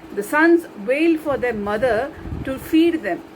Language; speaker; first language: English; non-native, local second language; Tamil